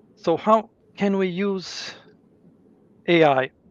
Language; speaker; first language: English; non-native, fluent; Romanian